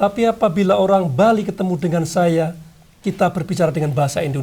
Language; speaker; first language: Indonesian; non-native, local second language; Javanese